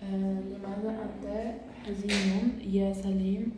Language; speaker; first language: Arabic; non-native, learner; Uzbek